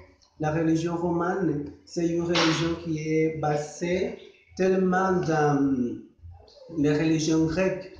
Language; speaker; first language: French; non-native, learner; Spanish